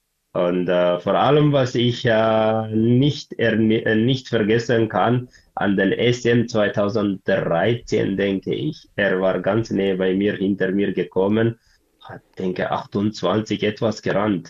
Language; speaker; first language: German; non-native, learner; Tigrinya